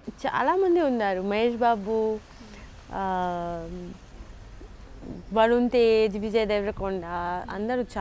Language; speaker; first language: Telugu; non-native, learner; Bangla